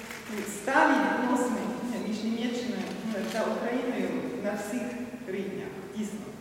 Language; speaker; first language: Ukrainian; non-native, learner; German